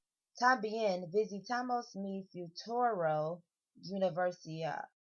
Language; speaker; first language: Spanish; non-native, learner; English